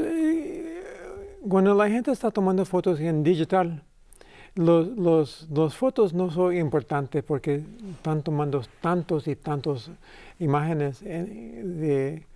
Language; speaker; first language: Spanish; early bilingual, heritage; English